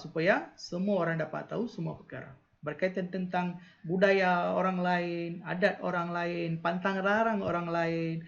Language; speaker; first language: Malay; non-native, local second language; Tamil